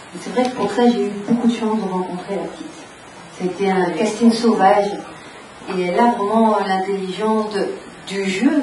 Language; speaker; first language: French; native; French